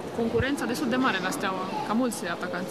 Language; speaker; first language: Romanian; native; Romanian